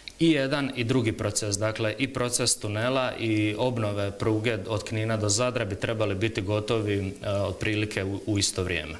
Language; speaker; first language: Croatian; native; Croatian